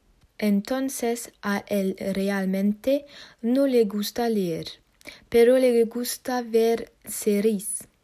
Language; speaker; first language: Spanish; non-native, learner; French